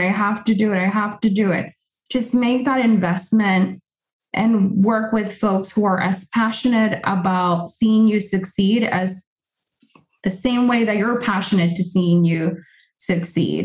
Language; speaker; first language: English; non-native, fluent; Spanish